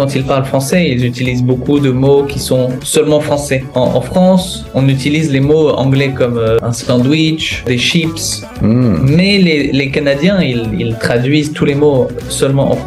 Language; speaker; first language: French; non-native, learner; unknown